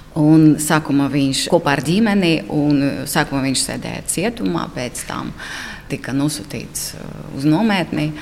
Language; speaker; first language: Latvian; non-native, local second language; Russian